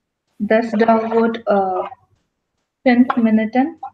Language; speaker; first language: German; non-native, learner; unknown